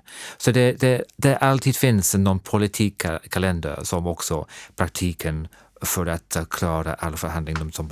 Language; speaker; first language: Swedish; non-native, fluent; English